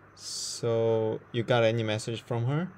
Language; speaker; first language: English; non-native, fluent; Korean